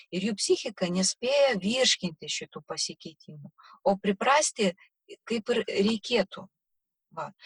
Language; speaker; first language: Lithuanian; non-native, local second language; Russian